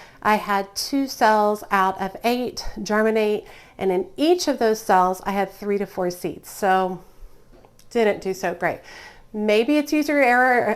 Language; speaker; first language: English; native; English